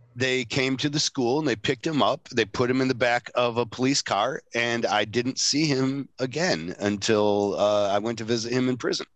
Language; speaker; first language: English; native; English